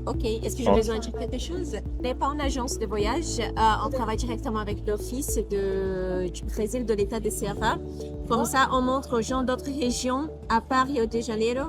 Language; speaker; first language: French; non-native, fluent; Portuguese